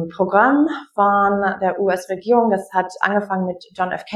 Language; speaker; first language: German; non-native, fluent; English